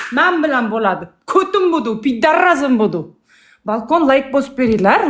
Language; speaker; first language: Uzbek; non-native, local second language; Kara-Kalpak